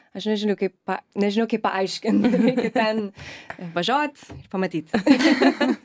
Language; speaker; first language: Lithuanian; early bilingual, other home language; English